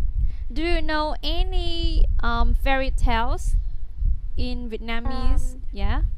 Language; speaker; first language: English; non-native, fluent; Vietnamese